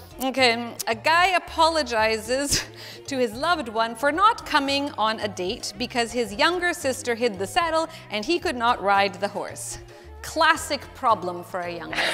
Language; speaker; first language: English; early bilingual, other home language; Ukrainian